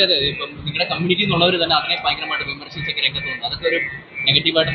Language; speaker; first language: Malayalam; native; Malayalam